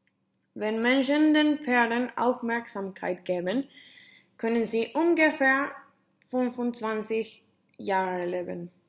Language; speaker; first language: German; non-native, learner; Spanish